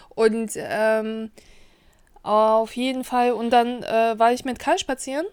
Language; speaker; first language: German; early bilingual, other home language; Russian